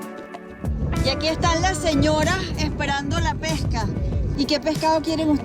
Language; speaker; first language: Spanish; native; Spanish